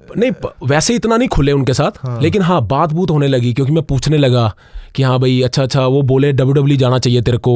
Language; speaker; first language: Hindi; non-native, local second language; Punjabi